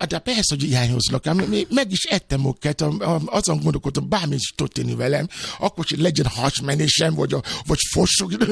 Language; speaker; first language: Hungarian; non-native, fluent; Yoruba